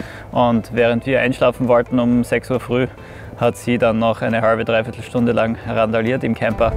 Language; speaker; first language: German; native; German